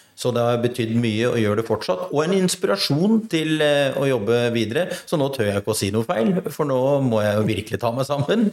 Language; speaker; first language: Norwegian; native; Norwegian